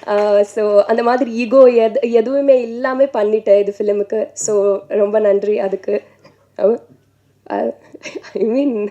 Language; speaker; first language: Tamil; non-native, learner; Telugu